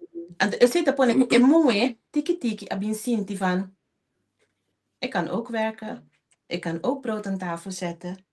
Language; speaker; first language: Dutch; non-native, local second language; Papiamento